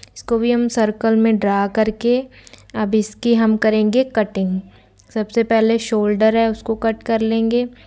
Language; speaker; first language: Hindi; non-native, local second language; Punjabi